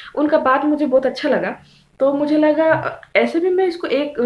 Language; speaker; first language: Hindi; non-native, local second language; Odia